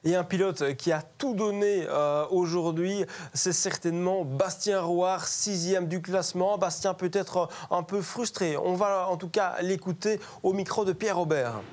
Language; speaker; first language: French; native; French